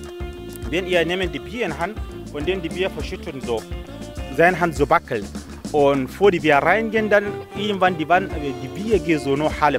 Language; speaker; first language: German; non-native, learner; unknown